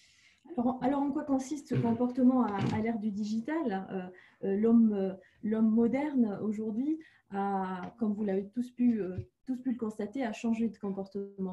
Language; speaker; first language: French; native; French